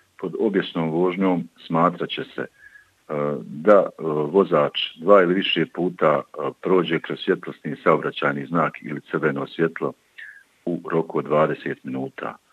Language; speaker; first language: Bosnian; native; Bosnian